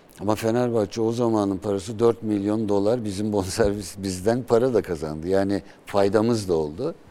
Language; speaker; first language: Turkish; native; Turkish